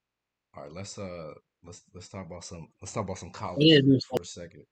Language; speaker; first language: English; native; English